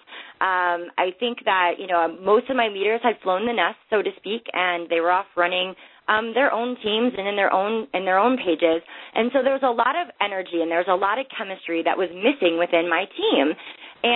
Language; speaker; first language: English; native; English